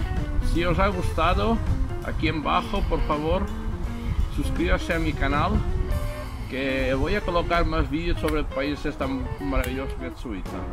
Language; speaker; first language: Spanish; non-native, fluent; Portuguese